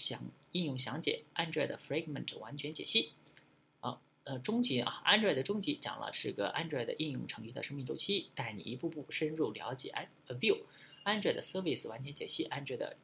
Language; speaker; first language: Chinese; native; Chinese